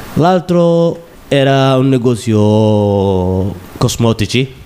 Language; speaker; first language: Italian; non-native, learner; Somali